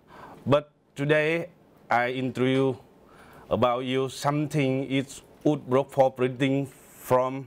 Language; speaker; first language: English; non-native, learner; Vietnamese